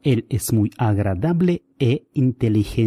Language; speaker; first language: Spanish; non-native, fluent; Russian